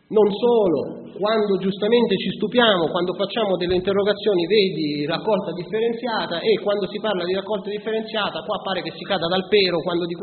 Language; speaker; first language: Italian; native; Italian